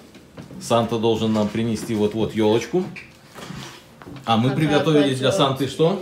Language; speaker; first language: Russian; native; Russian